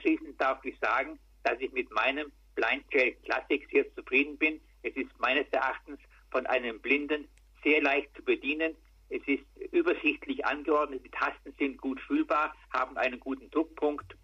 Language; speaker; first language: German; native; German